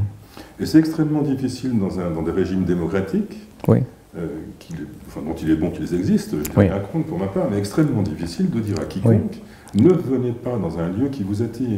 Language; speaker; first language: French; native; French